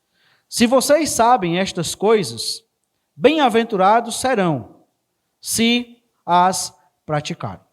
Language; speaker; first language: Portuguese; native; Portuguese